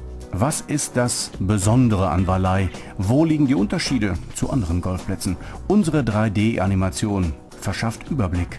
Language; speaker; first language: German; native; German